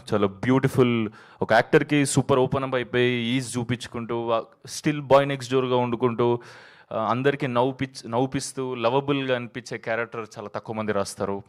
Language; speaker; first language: Telugu; native; Telugu